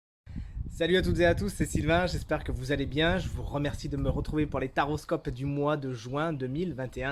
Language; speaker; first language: French; native; French